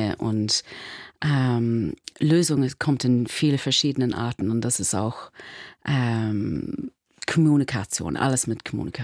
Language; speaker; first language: German; non-native, fluent; English